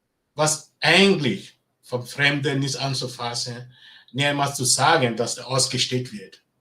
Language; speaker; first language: German; non-native, learner; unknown